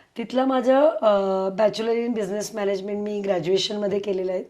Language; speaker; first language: Marathi; early bilingual, heritage; Konkani